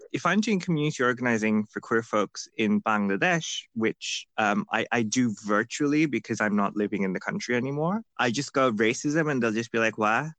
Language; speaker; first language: English; non-native, local second language; Bangla